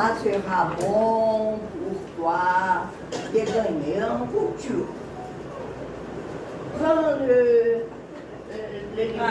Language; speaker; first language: French; non-native, learner; Portuguese